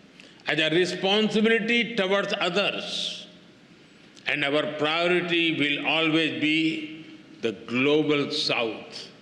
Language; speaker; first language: English; non-native, local second language; Hindi